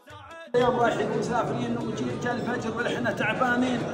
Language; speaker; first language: Arabic; native; Arabic